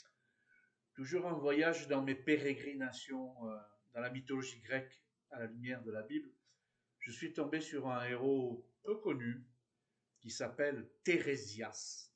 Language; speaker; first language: French; native; French